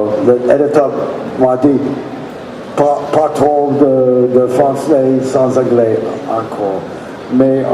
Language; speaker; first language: French; non-native, learner; English